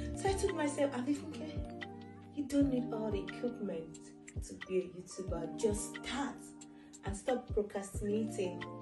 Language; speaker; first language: English; non-native, local second language; Yoruba